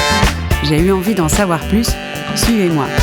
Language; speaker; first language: French; native; French